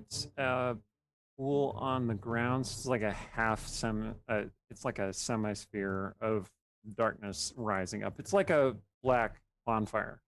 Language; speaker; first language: English; native; English